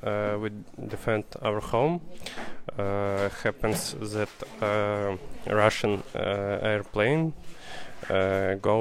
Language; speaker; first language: English; non-native, learner; Russian